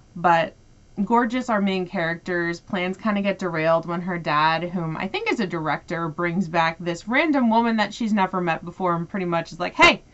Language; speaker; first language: English; native; English